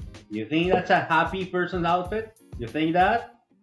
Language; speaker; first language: English; non-native, fluent; Spanish